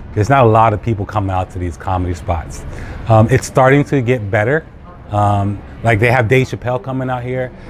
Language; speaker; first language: English; native; English